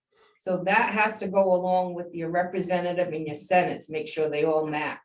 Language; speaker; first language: English; native; English